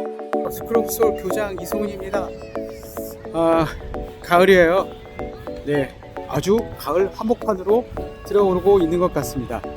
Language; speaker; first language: Korean; native; Korean